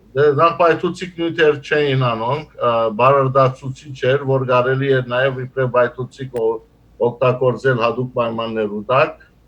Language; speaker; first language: Armenian; early bilingual, heritage; Armenian